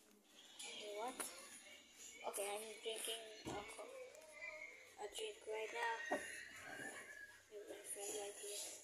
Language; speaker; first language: English; non-native, local second language; Filipino